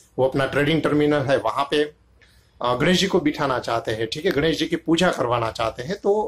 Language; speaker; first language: Hindi; non-native, local second language; Gujarati